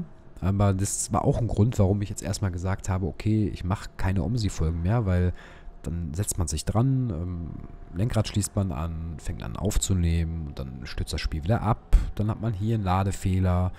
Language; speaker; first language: German; native; German